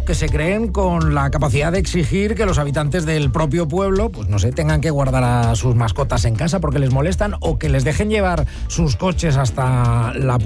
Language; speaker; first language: Spanish; native; Spanish